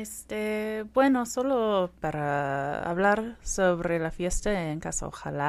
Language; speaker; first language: Spanish; non-native, fluent; English